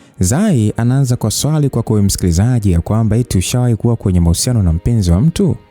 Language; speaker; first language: Swahili; native; Swahili